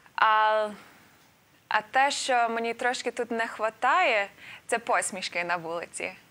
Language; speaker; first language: Ukrainian; non-native, fluent; English